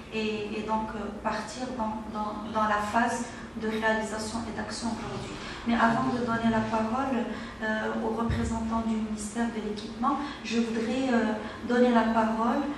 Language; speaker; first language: French; non-native, local second language; Arabic